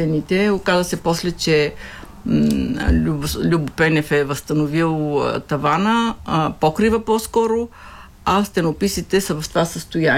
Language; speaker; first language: Bulgarian; native; Bulgarian